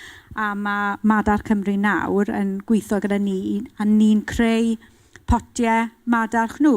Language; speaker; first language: Welsh; non-native, local second language; English